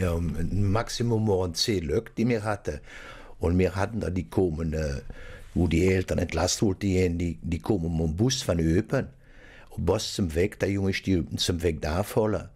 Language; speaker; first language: German; native; German